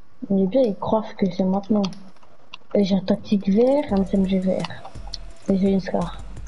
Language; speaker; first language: French; native; French